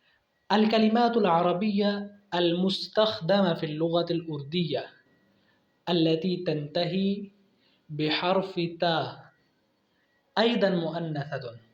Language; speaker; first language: Arabic; non-native, fluent; Urdu